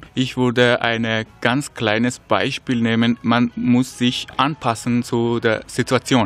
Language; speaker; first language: German; non-native, learner; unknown